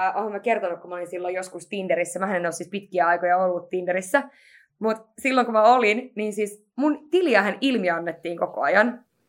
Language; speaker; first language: Finnish; native; Finnish